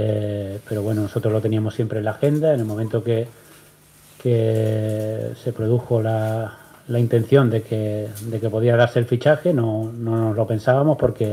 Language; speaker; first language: Spanish; native; Spanish